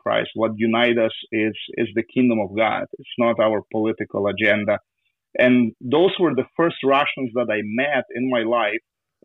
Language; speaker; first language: English; non-native, fluent; Ukrainian